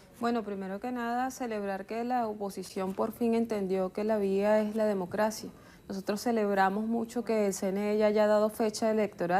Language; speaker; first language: Spanish; native; Spanish